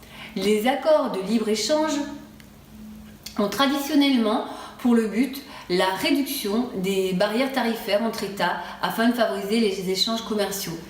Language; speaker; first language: French; native; French